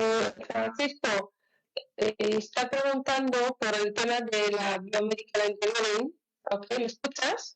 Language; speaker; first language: Spanish; non-native, fluent; Arabic